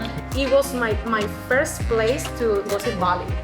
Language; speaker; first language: English; non-native, fluent; Spanish